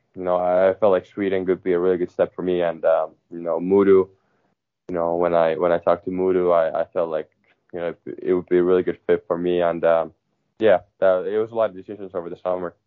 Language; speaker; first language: English; non-native, fluent; Finnish